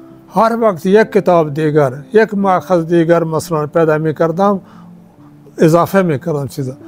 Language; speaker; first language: Persian; non-native, fluent; Punjabi